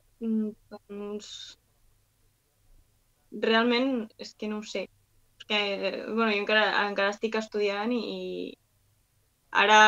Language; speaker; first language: Catalan; non-native, local second language; Spanish